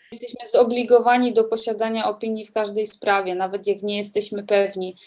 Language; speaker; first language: Polish; native; Polish